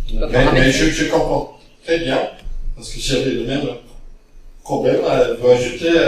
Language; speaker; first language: French; non-native, fluent; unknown